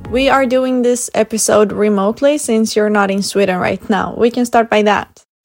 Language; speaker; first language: English; non-native, fluent; Swedish